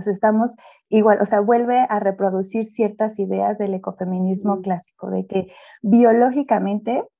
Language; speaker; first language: Spanish; native; Spanish